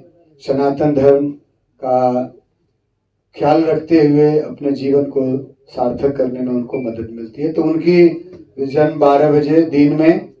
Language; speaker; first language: Hindi; native; Hindi